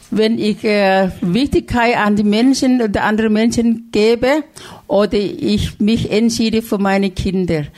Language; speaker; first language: German; non-native, fluent; Thai